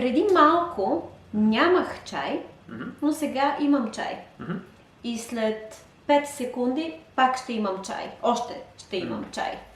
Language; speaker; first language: Bulgarian; non-native, learner; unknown